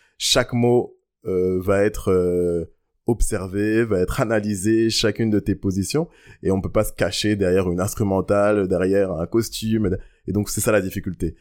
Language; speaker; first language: French; early bilingual, other home language; Lingala